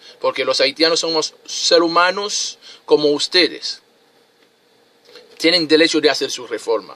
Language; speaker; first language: Spanish; non-native, fluent; Haitian Creole